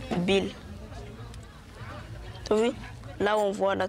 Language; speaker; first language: French; non-native, learner; Malagasy